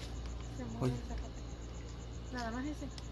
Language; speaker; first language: Spanish; native; Spanish